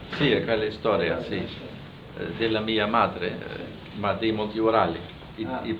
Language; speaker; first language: Italian; non-native, fluent; German